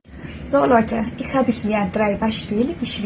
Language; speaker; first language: German; non-native, fluent; Uzbek